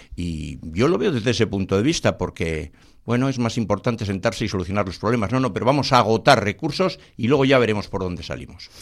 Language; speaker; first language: Spanish; native; Spanish